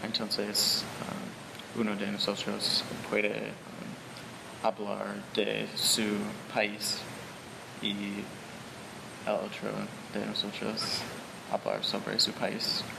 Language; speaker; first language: Spanish; non-native, learner; English